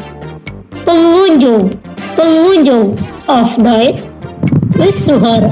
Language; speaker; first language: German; non-native, learner; Indonesian